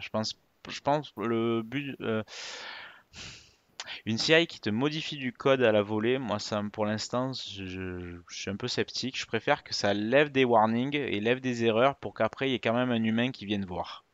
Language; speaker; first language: French; native; French